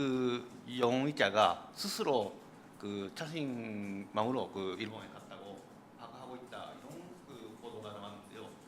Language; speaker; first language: Korean; non-native, fluent; Japanese